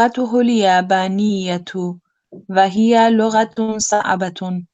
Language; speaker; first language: Arabic; non-native, learner; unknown